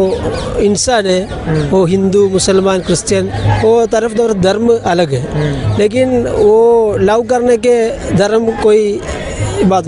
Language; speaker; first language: Hindi; non-native, local second language; Malayalam